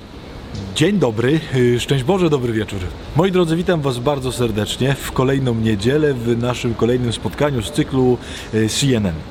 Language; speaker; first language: Polish; native; Polish